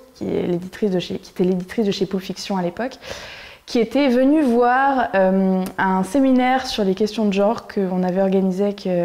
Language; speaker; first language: French; native; French